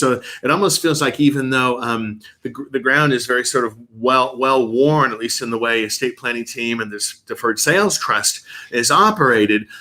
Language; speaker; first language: English; native; English